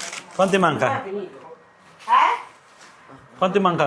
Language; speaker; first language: Italian; non-native, learner; Filipino